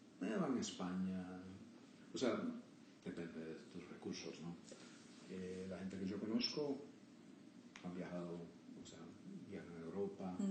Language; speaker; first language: Spanish; early bilingual, heritage; Spanish